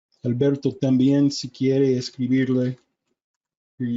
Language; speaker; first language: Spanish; non-native, learner; English